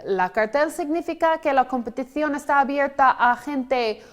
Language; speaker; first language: Spanish; non-native, fluent; English